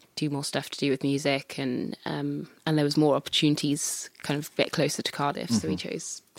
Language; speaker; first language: English; native; English